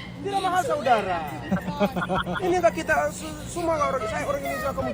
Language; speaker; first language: Indonesian; non-native, learner; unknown